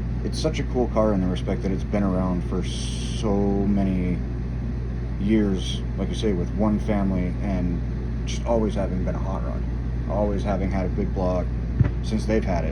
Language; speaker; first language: English; native; English